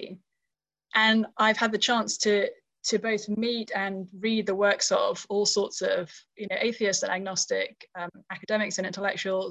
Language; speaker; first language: English; native; English